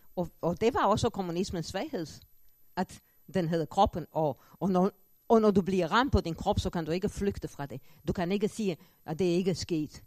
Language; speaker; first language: Danish; non-native, fluent; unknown